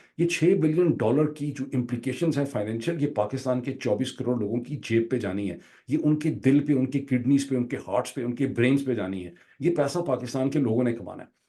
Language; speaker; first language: Urdu; native; Urdu